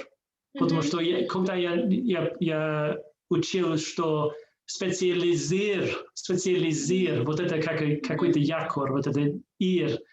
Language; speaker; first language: Russian; non-native, learner; English